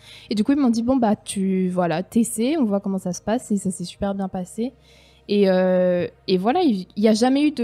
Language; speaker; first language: French; native; French